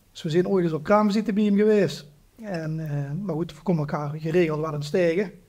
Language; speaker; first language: Dutch; native; Dutch